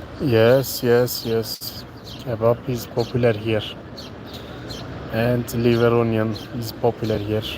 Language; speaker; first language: English; non-native, learner; Turkish